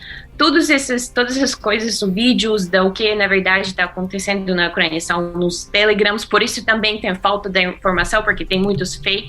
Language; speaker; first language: Portuguese; non-native, fluent; Russian